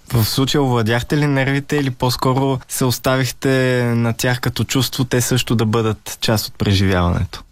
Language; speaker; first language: Bulgarian; native; Bulgarian